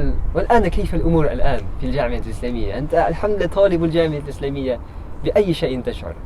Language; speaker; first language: Arabic; non-native, fluent; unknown